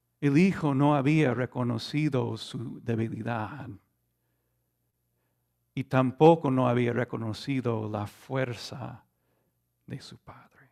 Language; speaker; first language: Spanish; non-native, fluent; English